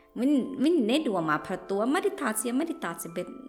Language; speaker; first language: Latvian; non-native, fluent; Thai